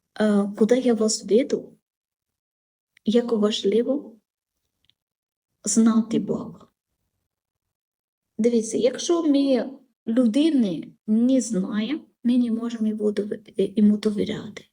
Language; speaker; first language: Ukrainian; non-native, learner; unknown